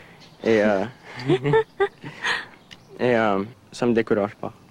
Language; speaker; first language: French; non-native, local second language; English